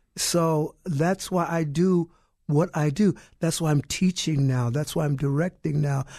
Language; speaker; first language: English; native; English